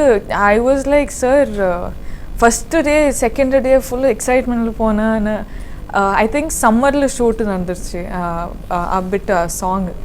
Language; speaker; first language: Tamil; non-native, learner; Kodava